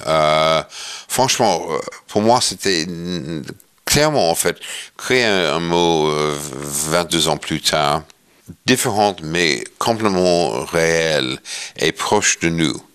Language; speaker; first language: French; non-native, fluent; English